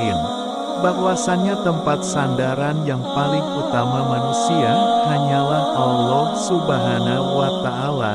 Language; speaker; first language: Indonesian; native; Indonesian